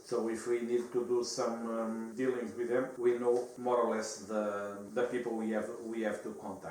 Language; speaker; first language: English; non-native, fluent; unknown